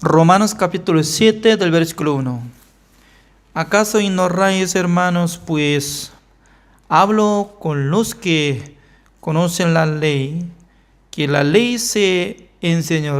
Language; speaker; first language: Spanish; non-native, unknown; Korean